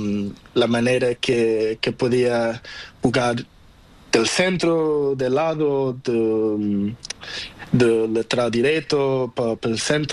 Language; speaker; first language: Spanish; non-native, learner; Portuguese